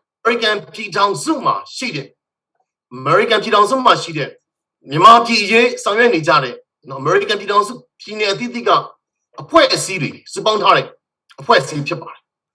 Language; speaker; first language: Burmese; native; Burmese